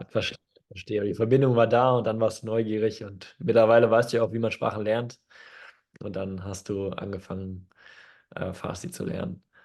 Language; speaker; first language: German; native; German